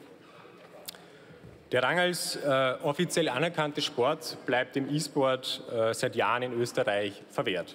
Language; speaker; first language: German; native; German